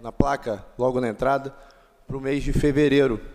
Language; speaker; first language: Portuguese; native; Portuguese